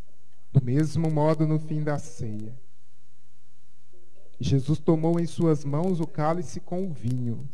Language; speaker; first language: Portuguese; native; Portuguese